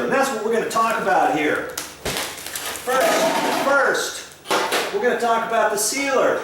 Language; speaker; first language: English; native; English